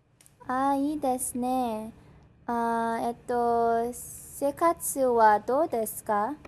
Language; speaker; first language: Japanese; non-native, learner; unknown